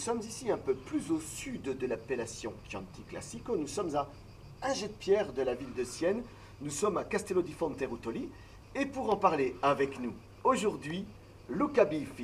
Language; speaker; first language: French; native; French